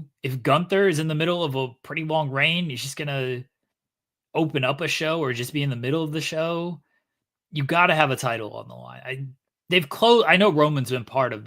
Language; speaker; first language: English; native; English